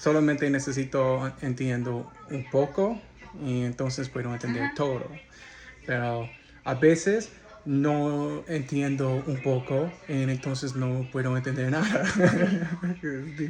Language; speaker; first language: Spanish; non-native, learner; English